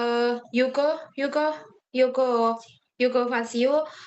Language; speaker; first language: Cantonese; non-native, learner; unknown